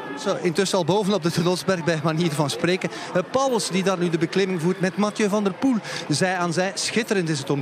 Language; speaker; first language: Dutch; native; Dutch